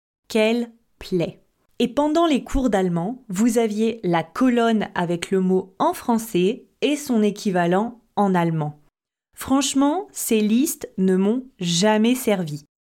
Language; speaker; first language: French; native; French